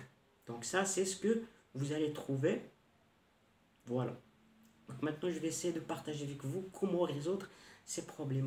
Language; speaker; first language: French; non-native, local second language; Arabic